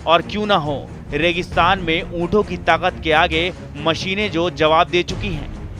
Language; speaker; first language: Hindi; native; Hindi